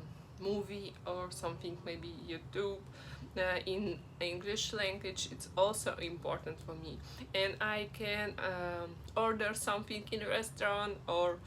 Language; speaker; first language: English; non-native, learner; Russian